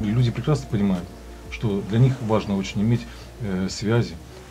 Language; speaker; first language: Russian; native; Russian